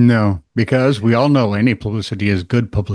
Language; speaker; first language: English; native; English